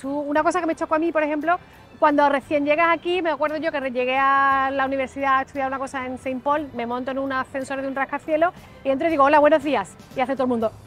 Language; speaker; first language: Spanish; native; Spanish